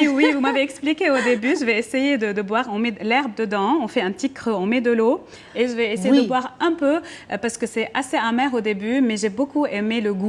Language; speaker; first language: French; non-native, local second language; Arabic